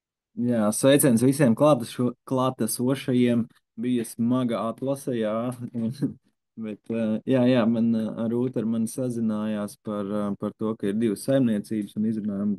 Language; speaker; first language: Latvian; native; Latvian